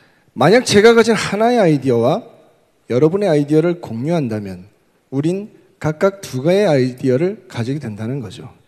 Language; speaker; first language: Korean; native; Korean